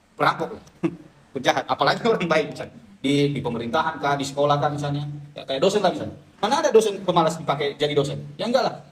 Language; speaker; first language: Indonesian; non-native, local second language; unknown